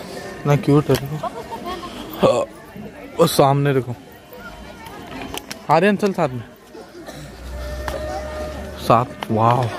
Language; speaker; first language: Hindi; native; Hindi